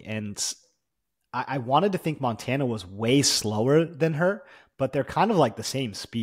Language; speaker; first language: English; native; English